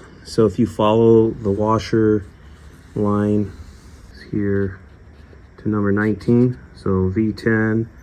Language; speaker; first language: English; native; English